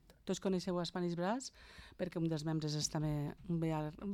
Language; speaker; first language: Catalan; native; Catalan